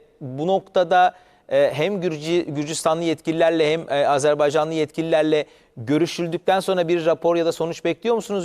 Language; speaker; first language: Turkish; native; Turkish